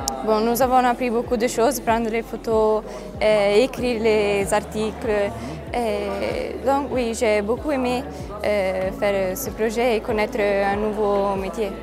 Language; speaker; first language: French; non-native, learner; Italian